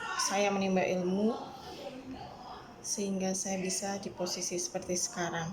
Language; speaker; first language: Indonesian; non-native, local second language; Javanese